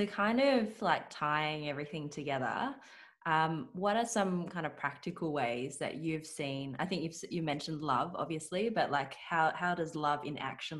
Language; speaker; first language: English; non-native, local second language; Cantonese